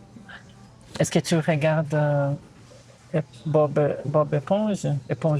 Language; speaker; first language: French; non-native, fluent; Portuguese